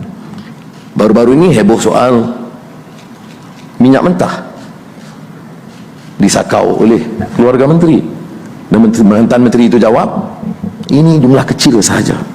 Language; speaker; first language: Malay; native; Malay